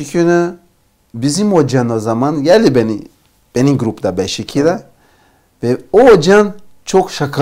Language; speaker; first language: Turkish; non-native, learner; Portuguese